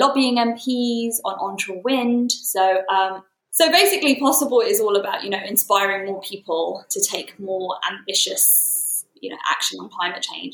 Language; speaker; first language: English; native; English